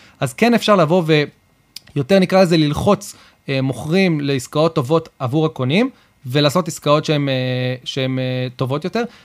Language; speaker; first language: Hebrew; native; Hebrew